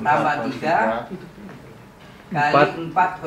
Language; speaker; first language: Indonesian; native; Indonesian